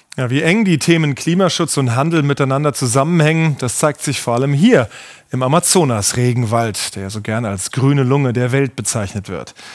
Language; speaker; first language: German; native; German